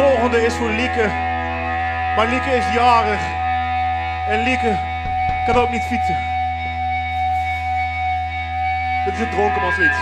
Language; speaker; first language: Dutch; native; Dutch